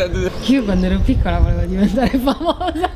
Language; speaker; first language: Italian; native; Italian